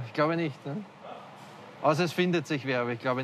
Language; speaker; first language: German; native; German